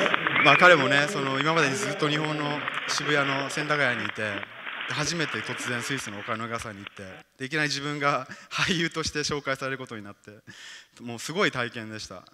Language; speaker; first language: Japanese; native; Japanese